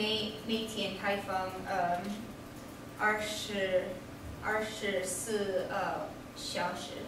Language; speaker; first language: Chinese; non-native, learner; English